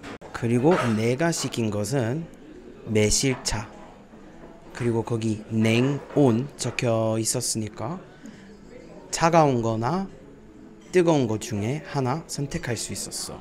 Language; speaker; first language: Korean; non-native, fluent; English